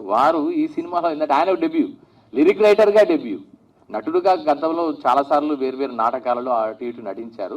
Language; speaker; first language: Telugu; native; Telugu